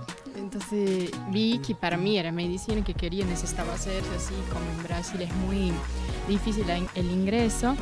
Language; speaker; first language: Spanish; non-native, fluent; Portuguese